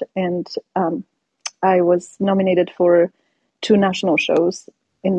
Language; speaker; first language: English; non-native, fluent; Polish